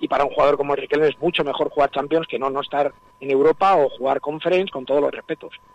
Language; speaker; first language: Spanish; native; Spanish